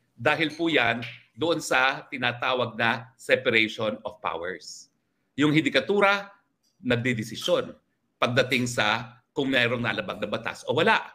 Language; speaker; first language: Filipino; native; Filipino